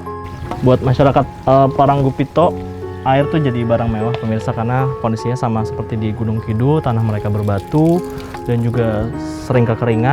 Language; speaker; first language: Indonesian; native; Indonesian